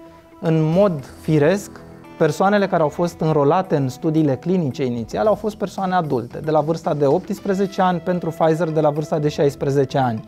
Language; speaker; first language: Romanian; native; Romanian